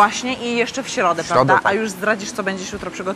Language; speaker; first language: Polish; native; Polish